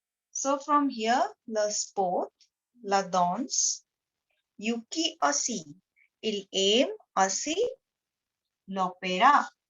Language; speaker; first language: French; non-native, learner; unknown